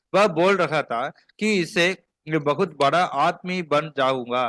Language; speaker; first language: Hindi; non-native, local second language; Tamil